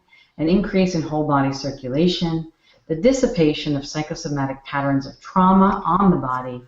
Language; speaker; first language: English; native; English